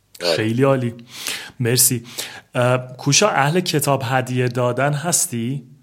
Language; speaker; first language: Persian; native; Persian